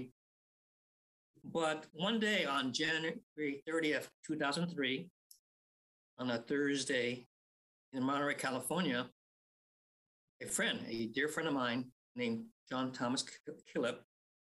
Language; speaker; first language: English; native; English